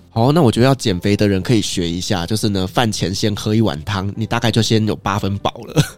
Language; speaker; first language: Chinese; native; Chinese